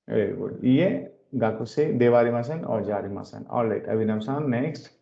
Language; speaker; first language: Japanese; non-native, fluent; Hindi